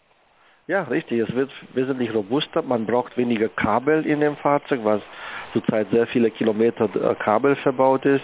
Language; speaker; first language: German; native; German